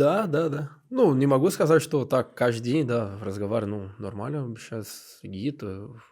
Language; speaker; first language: Russian; non-native, learner; Portuguese